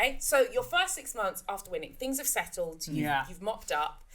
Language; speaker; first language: English; native; English